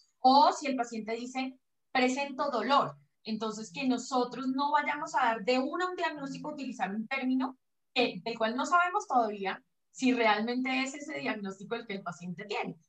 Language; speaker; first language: Spanish; native; Spanish